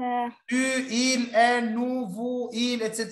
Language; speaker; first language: French; non-native, local second language; Arabic